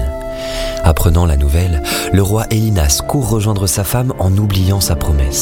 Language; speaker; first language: French; native; French